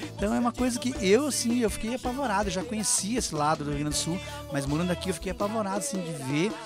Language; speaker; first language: Portuguese; native; Portuguese